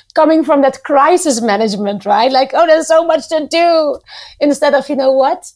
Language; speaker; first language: English; non-native, fluent; Dutch